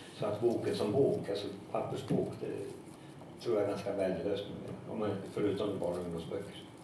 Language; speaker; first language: Swedish; non-native, local second language; Northern Sami